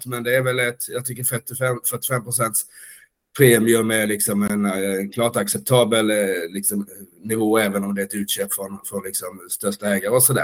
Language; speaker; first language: Swedish; native; Swedish